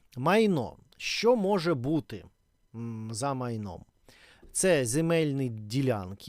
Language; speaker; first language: Ukrainian; non-native, learner; Russian